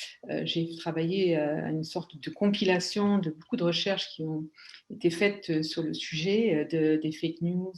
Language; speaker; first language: French; native; French